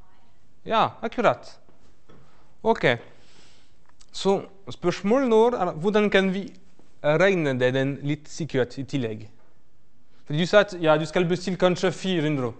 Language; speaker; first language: Norwegian; non-native, fluent; French